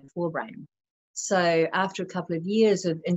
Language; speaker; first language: English; native; English